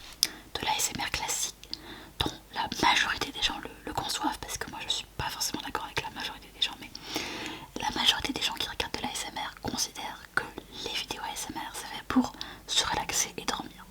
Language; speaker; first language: French; native; French